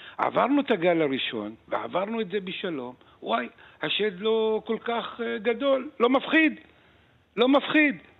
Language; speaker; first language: Hebrew; non-native, local second language; Arabic